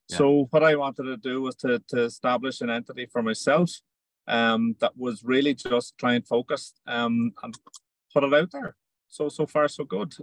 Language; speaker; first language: English; native; English